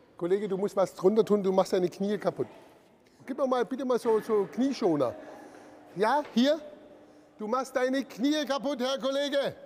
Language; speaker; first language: German; native; German